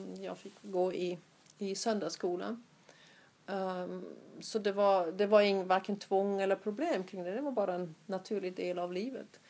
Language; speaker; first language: Swedish; non-native, fluent; German